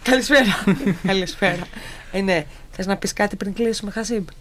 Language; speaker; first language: Greek; native; Greek